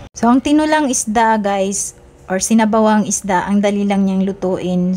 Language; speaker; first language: Filipino; non-native, local second language; Cebuano